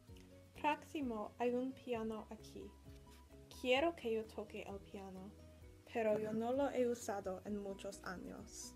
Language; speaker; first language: Spanish; non-native, learner; English